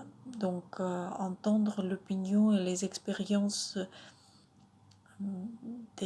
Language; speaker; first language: French; non-native, fluent; Russian